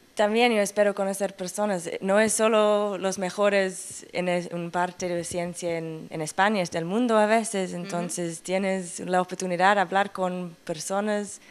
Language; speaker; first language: Spanish; non-native, learner; English